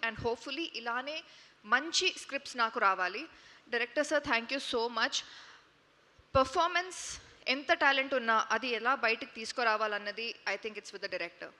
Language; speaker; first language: Telugu; non-native, local second language; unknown